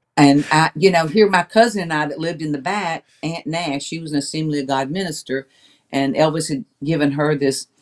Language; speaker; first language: English; native; English